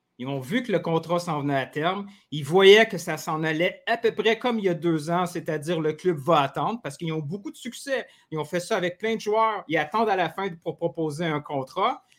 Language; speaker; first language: French; native; French